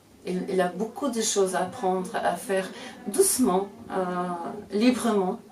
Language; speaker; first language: French; non-native, fluent; Portuguese